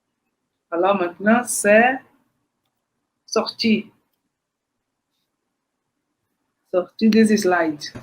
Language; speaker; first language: French; non-native, fluent; Portuguese